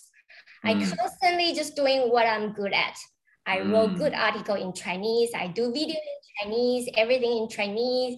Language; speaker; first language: English; non-native, fluent; Chinese